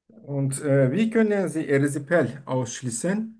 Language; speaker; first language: German; non-native, learner; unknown